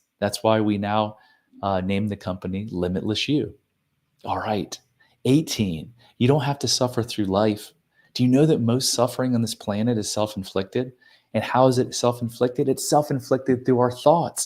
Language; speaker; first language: English; native; English